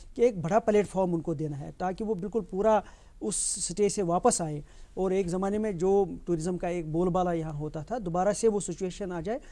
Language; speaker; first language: Hindi; non-native, local second language; Kashmiri